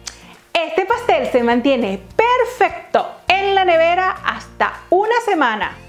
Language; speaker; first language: Spanish; native; Spanish